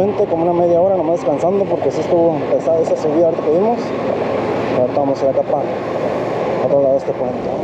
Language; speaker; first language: Spanish; early bilingual, heritage; Spanish